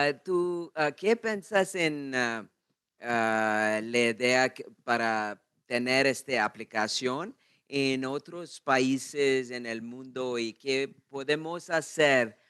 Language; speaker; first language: Spanish; non-native, learner; English